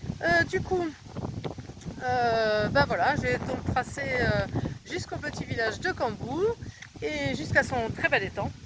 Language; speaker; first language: French; native; French